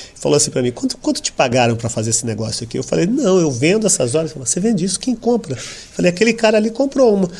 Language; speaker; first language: Portuguese; native; Portuguese